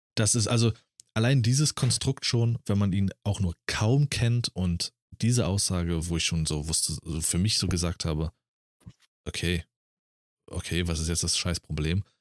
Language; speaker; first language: German; native; German